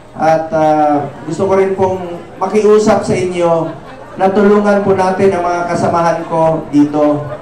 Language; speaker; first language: Filipino; non-native, local second language; Cebuano